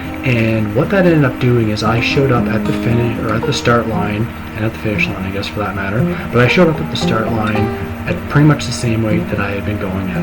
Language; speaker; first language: English; native; English